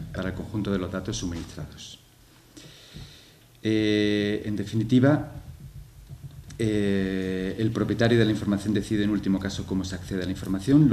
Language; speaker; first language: Spanish; native; Spanish